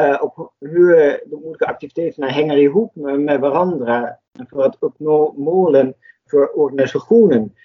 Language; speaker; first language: Swedish; non-native, fluent; Dutch